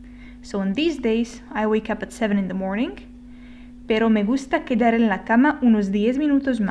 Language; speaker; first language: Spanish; non-native, fluent; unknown